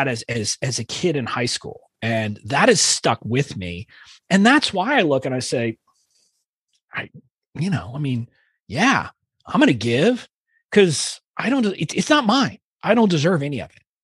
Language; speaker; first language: English; native; English